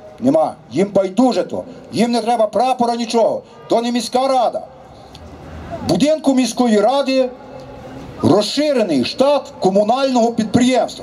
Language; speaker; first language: Ukrainian; native; Ukrainian